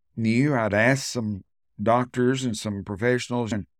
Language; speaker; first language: English; native; English